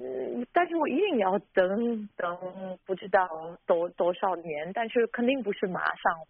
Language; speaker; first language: Chinese; non-native, fluent; German